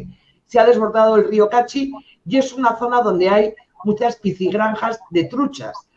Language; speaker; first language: Spanish; native; Spanish